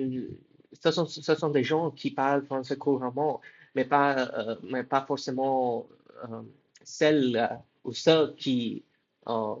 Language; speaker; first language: French; non-native, fluent; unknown